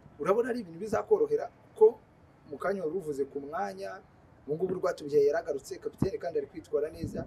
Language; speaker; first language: Kinyarwanda; native; Kinyarwanda